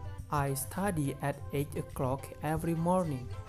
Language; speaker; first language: English; non-native, fluent; Indonesian